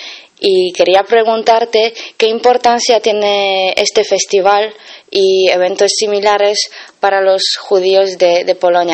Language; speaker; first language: Spanish; non-native, fluent; Polish